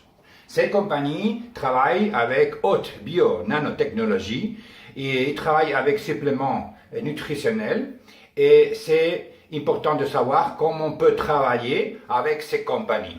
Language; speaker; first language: French; non-native, learner; Spanish